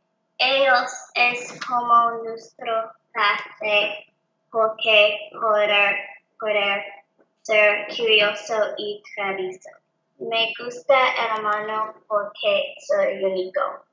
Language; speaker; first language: Spanish; non-native, learner; English